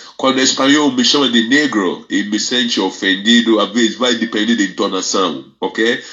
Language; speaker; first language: Portuguese; non-native, fluent; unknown